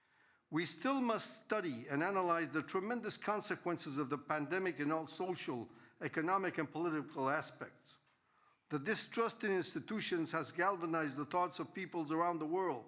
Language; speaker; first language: English; non-native, fluent; Spanish